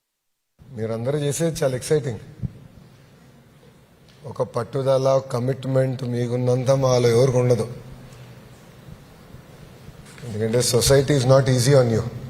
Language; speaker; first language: Telugu; native; Telugu